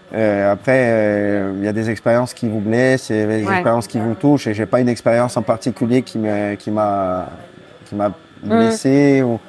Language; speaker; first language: French; native; French